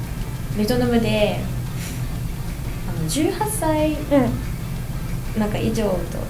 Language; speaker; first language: Japanese; non-native, learner; Vietnamese